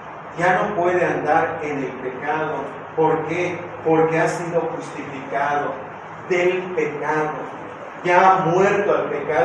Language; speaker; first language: Spanish; native; Spanish